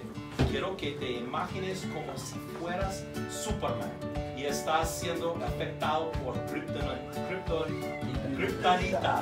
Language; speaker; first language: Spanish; non-native, learner; English